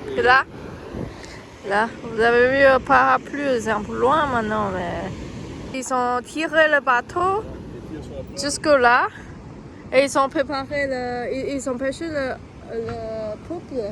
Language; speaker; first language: French; non-native, learner; Chinese